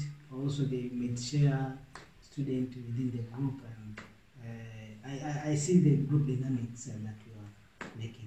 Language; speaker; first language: English; non-native, local second language; Swahili